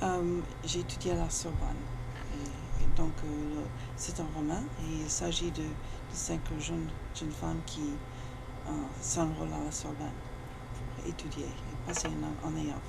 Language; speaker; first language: French; non-native, fluent; English